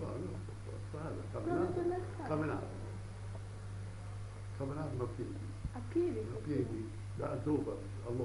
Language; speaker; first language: Italian; early bilingual, heritage; Italian